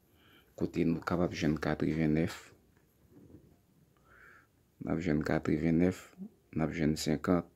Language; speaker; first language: French; non-native, learner; Haitian Creole